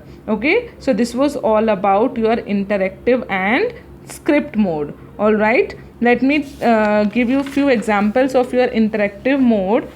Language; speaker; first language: English; non-native, local second language; Hindi